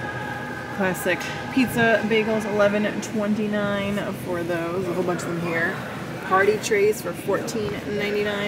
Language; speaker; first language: English; native; English